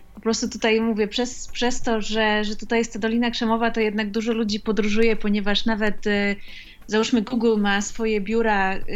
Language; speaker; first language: Polish; native; Polish